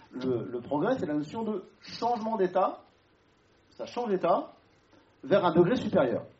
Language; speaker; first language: French; native; French